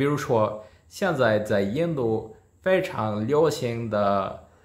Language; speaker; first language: Chinese; non-native, learner; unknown